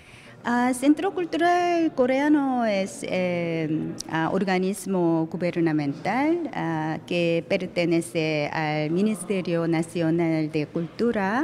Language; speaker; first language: Spanish; non-native, learner; Korean